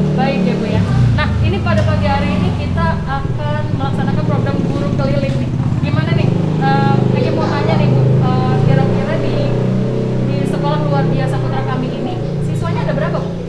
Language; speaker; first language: Indonesian; native; Indonesian